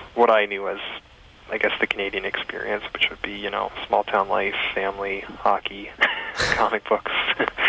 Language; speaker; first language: English; native; English